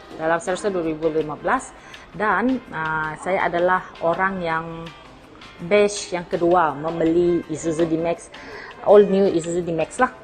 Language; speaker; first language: Malay; non-native, local second language; Iban